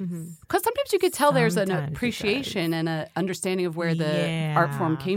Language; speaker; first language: English; native; English